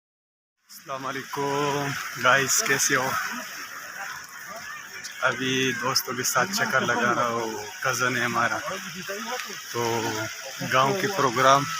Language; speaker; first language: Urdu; non-native, local second language; Pashto